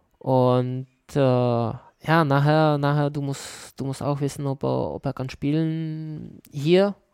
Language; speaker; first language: German; non-native, learner; Czech